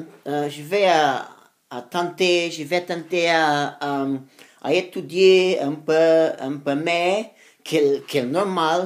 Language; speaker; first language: French; non-native, learner; Spanish